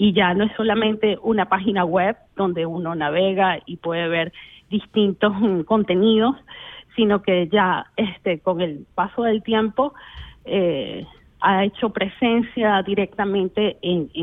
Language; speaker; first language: Spanish; native; Spanish